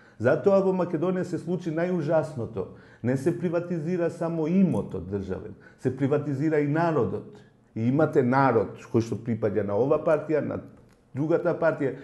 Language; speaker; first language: Macedonian; non-native, local second language; Albanian